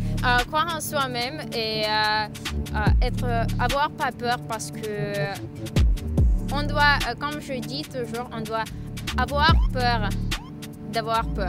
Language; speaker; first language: French; non-native, fluent; Ukrainian